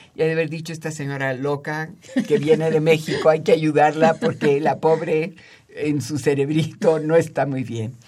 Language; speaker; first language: Spanish; native; Spanish